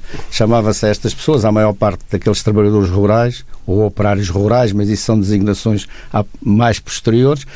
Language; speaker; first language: Portuguese; native; Portuguese